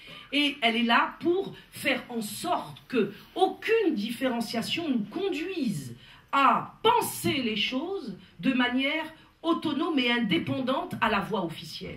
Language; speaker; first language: French; native; French